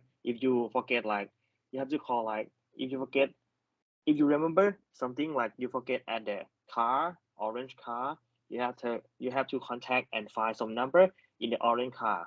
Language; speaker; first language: English; non-native, learner; Thai